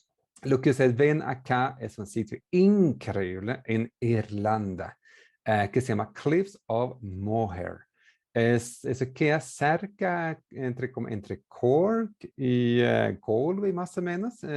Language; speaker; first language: Spanish; non-native, fluent; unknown